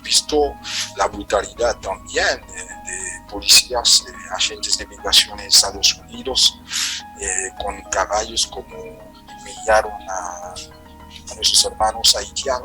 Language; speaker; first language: Spanish; non-native, fluent; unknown